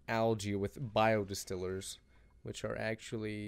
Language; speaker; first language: English; native; English